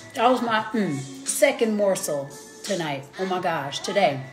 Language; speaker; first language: English; native; English